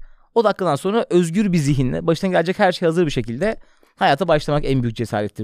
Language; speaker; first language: Turkish; native; Turkish